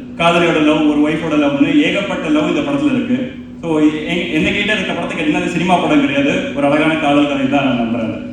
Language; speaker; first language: Tamil; native; Tamil